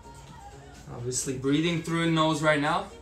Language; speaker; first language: English; native; English